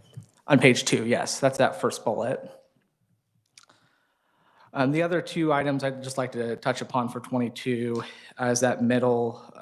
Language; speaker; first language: English; native; English